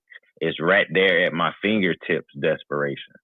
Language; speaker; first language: English; native; English